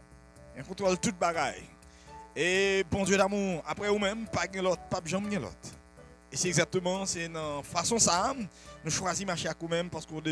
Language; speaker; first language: French; non-native, local second language; Haitian Creole